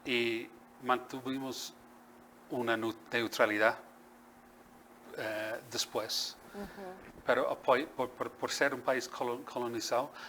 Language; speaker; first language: Spanish; non-native, fluent; English